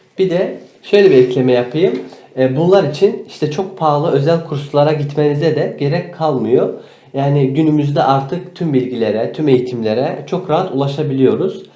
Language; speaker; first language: Turkish; native; Turkish